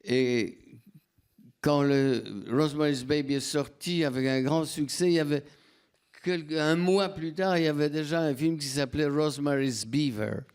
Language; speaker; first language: French; non-native, fluent; Polish